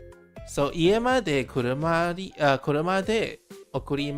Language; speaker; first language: Japanese; non-native, learner; English